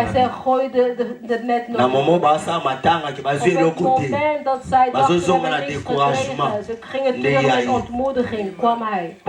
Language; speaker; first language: Dutch; non-native, fluent; Lingala